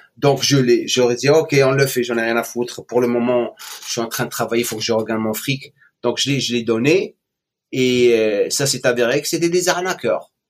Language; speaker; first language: French; non-native, local second language; Arabic